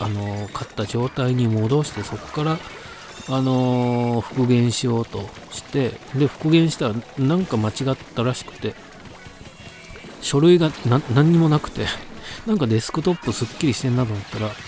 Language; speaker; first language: Japanese; native; Japanese